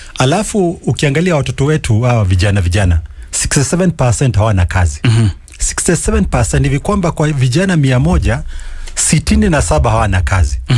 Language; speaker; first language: Swahili; non-native, local second language; Kikuyu